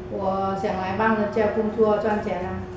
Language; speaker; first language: Chinese; non-native, local second language; Vietnamese